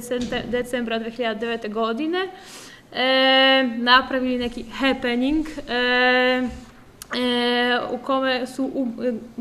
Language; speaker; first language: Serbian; non-native, fluent; Polish